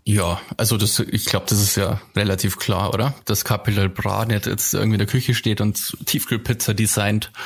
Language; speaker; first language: German; native; German